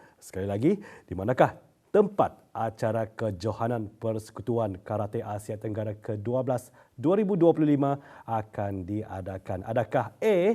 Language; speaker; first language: Malay; native; Malay